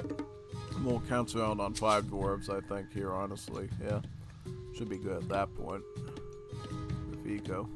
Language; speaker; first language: English; native; English